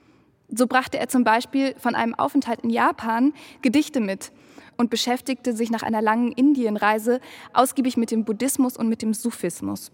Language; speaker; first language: German; native; German